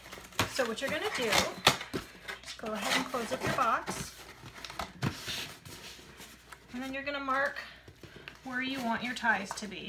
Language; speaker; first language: English; native; English